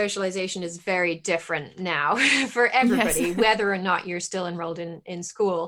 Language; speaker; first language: English; native; English